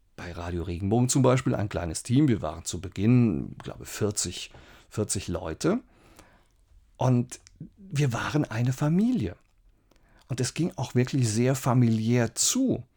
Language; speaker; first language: German; native; German